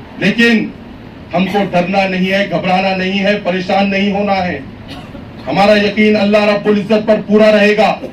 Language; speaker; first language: Urdu; native; Urdu